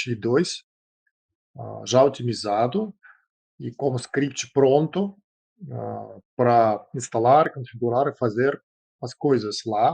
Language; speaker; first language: Portuguese; non-native, fluent; Russian